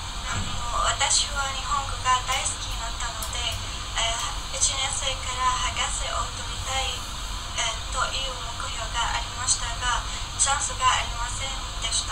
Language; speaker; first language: Japanese; non-native, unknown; Arabic